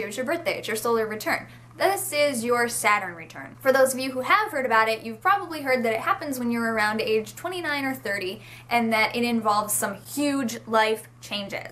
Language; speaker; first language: English; native; English